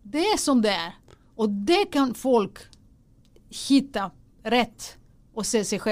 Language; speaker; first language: Swedish; non-native, fluent; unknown